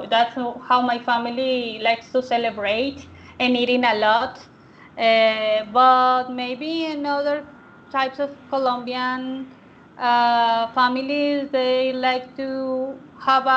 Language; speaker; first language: English; non-native, learner; Spanish